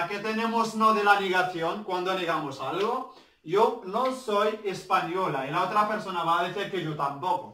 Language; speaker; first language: Spanish; non-native, learner; Arabic